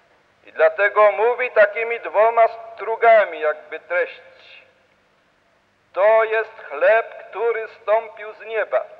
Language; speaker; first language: Polish; native; Polish